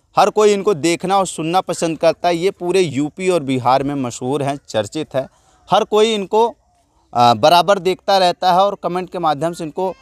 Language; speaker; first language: Hindi; native; Hindi